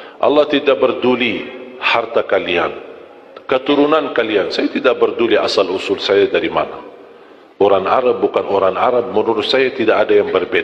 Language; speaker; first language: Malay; non-native, fluent; Arabic